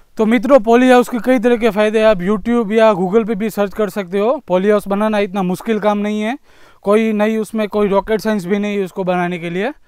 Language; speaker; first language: Hindi; non-native, local second language; Gujarati